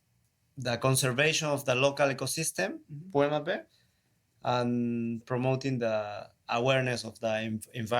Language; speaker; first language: English; non-native, learner; Spanish